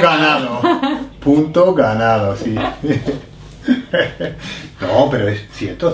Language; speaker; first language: Spanish; non-native, fluent; English